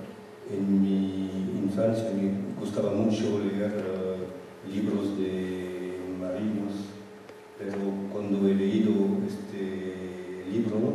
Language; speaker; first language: Spanish; non-native, fluent; French